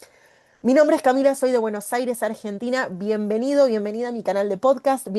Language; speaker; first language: Spanish; native; Spanish